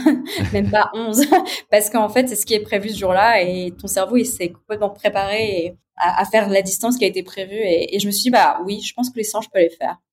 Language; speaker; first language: French; native; French